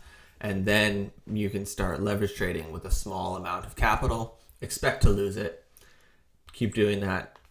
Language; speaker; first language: English; native; English